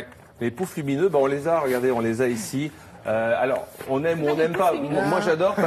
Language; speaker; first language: French; native; French